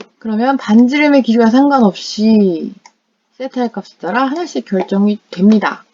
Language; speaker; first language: Korean; non-native, fluent; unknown